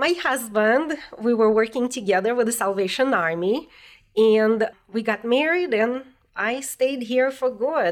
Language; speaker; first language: English; non-native, fluent; Russian